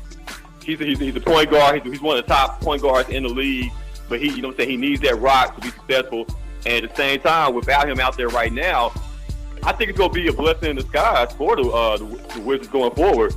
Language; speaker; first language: English; native; English